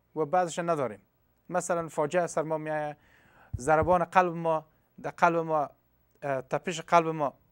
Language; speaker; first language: Persian; non-native, local second language; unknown